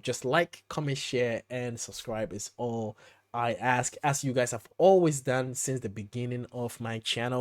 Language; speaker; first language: English; native; English